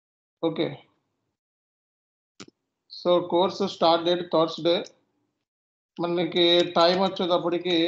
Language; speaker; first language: Telugu; native; Telugu